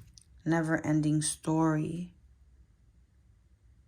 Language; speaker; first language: English; native; English